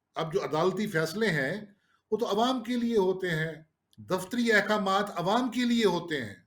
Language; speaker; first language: Urdu; non-native, local second language; Saraiki